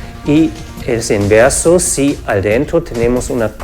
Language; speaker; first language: Spanish; non-native, fluent; German